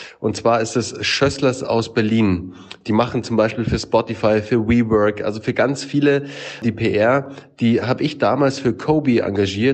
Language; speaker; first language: German; native; German